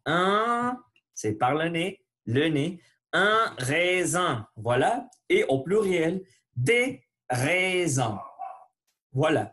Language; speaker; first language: French; non-native, learner; Spanish